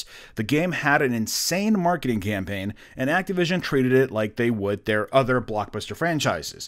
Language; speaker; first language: English; native; English